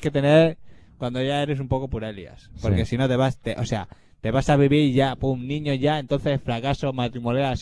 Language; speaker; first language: Spanish; native; Spanish